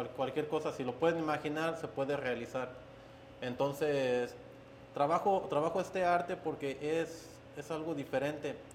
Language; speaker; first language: Spanish; native; Spanish